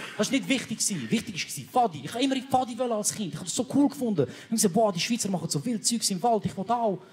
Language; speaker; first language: German; early bilingual, other home language; Croatian